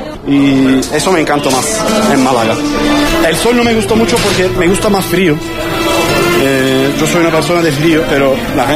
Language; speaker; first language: Spanish; non-native, learner; Turkish